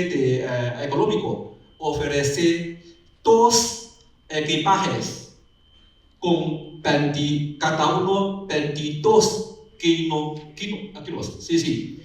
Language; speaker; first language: Spanish; non-native, learner; Chinese